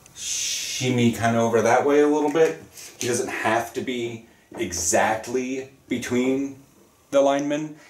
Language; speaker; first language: English; native; English